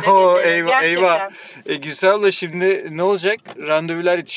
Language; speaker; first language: Turkish; native; Turkish